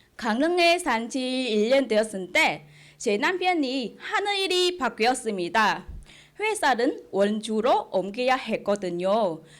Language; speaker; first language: Korean; non-native, fluent; Vietnamese